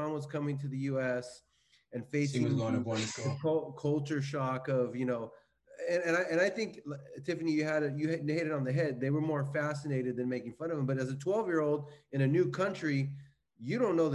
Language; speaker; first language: English; native; English